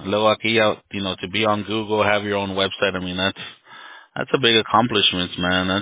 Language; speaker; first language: English; early bilingual, other home language; Spanish